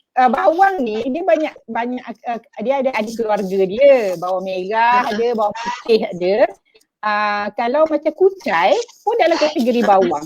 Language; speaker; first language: Malay; native; Malay